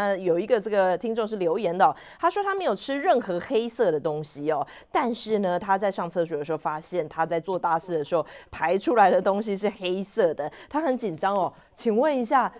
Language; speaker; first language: Chinese; native; Chinese